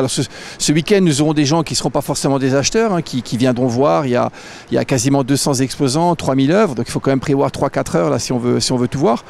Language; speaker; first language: French; native; French